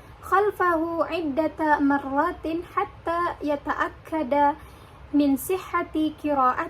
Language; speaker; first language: Arabic; non-native, learner; Indonesian